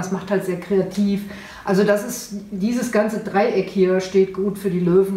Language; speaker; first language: German; native; German